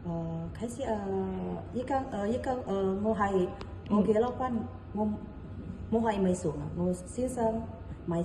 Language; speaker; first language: Cantonese; non-native, learner; Indonesian